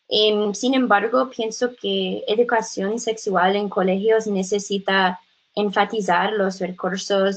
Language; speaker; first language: Spanish; non-native, learner; English